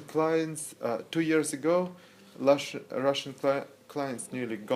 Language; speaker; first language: English; non-native, learner; Russian